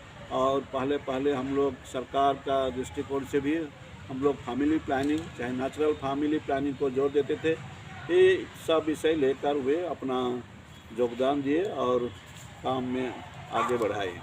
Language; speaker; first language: Hindi; non-native, local second language; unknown